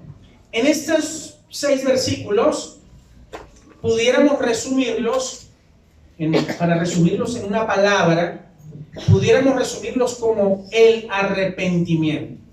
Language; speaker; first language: Spanish; native; Spanish